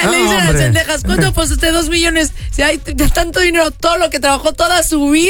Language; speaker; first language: Spanish; native; Spanish